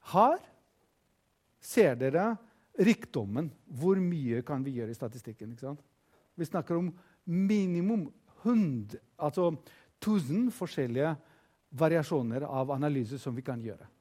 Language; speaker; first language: Norwegian; non-native, fluent; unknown